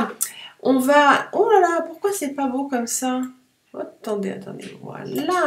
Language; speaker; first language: French; native; French